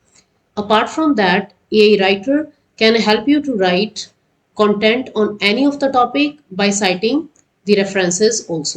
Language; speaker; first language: English; non-native, local second language; Hindi